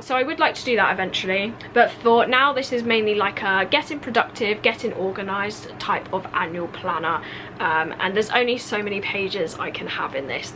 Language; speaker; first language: English; native; English